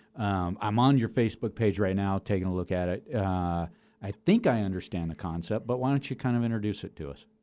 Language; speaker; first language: English; native; English